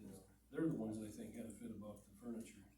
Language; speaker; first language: English; native; English